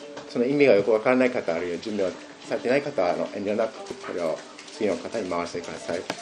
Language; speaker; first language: Japanese; native; Japanese